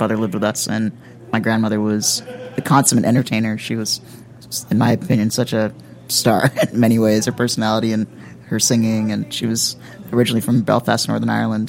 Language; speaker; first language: English; native; English